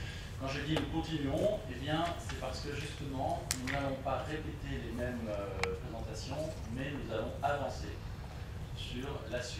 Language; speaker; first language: French; native; French